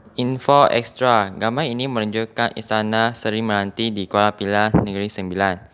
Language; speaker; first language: Malay; non-native, local second language; Chinese